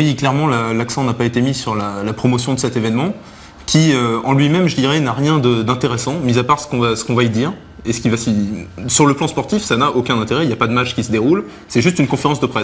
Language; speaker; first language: French; native; French